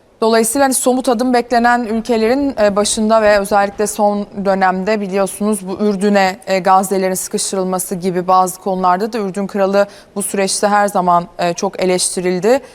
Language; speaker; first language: Turkish; native; Turkish